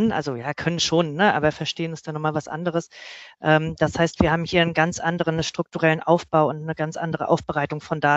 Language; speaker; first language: German; native; German